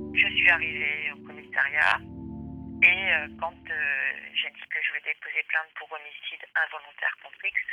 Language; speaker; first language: French; native; French